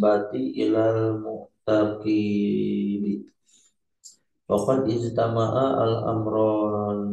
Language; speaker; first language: Arabic; non-native, learner; Indonesian